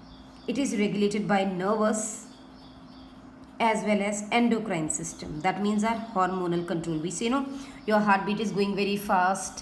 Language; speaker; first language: English; non-native, local second language; Hindi